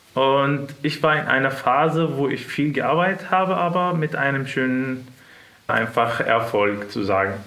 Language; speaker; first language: German; non-native, fluent; Arabic